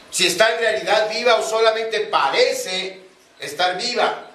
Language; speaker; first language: Spanish; native; Spanish